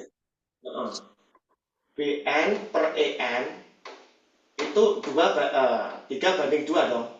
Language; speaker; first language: Indonesian; native; Indonesian